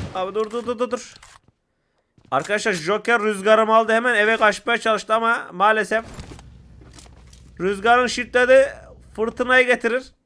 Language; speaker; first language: Turkish; native; Turkish